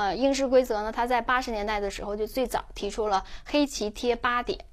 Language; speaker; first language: Chinese; native; Chinese